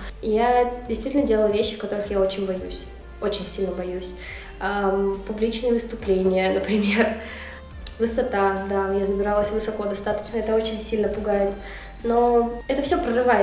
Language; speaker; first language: Russian; native; Russian